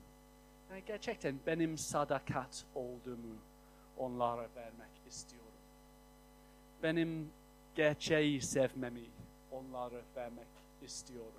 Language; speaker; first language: Turkish; non-native, fluent; English